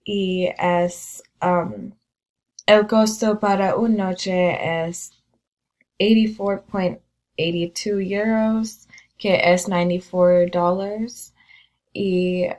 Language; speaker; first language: Spanish; non-native, learner; English